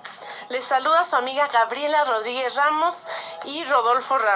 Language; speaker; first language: Spanish; native; Spanish